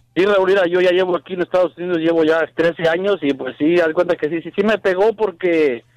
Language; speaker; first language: Spanish; native; Spanish